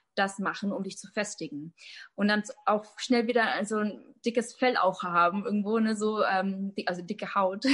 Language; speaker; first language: German; native; German